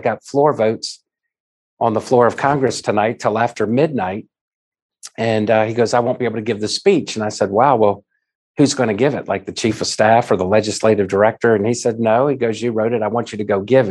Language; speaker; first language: English; native; English